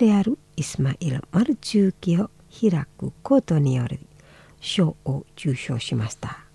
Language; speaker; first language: Japanese; non-native, fluent; Indonesian